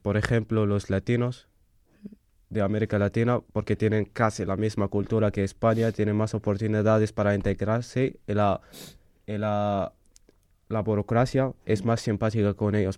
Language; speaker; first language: Spanish; non-native, fluent; Arabic